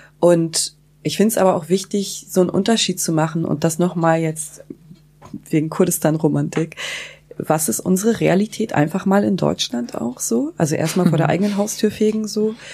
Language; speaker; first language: German; early bilingual, other home language; Kurdish